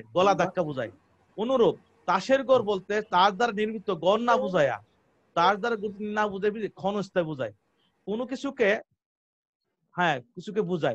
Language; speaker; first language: Bangla; native; Bangla